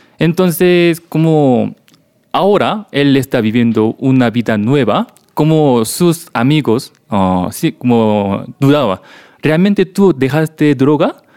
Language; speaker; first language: Spanish; non-native, learner; Korean